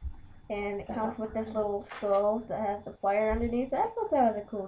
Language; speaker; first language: English; native; English